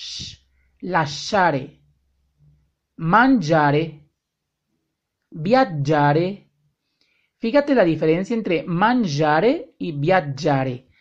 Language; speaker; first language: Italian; non-native, fluent; Spanish